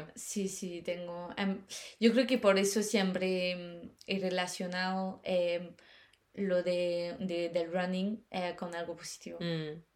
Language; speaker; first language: Spanish; non-native, fluent; French